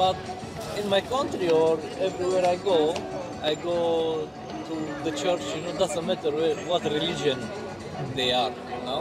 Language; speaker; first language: English; non-native, learner; Romanian